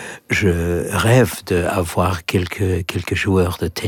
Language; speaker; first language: French; non-native, learner; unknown